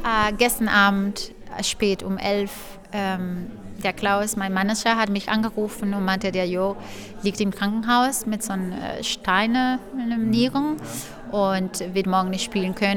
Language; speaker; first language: German; non-native, fluent; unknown